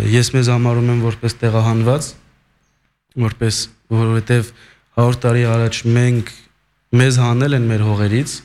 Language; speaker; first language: Armenian; early bilingual, heritage; Armenian